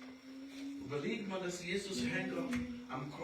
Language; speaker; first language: German; non-native, learner; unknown